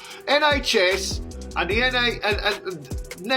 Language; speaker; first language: English; native; English